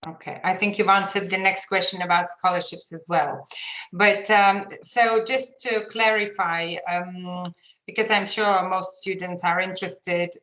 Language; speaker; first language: English; non-native, fluent; Lithuanian